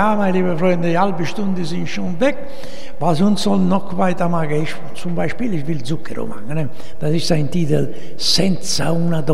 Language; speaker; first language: German; non-native, learner; Italian